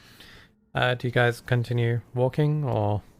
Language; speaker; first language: English; native; English